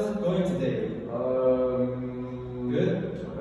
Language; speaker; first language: English; non-native, fluent; Korean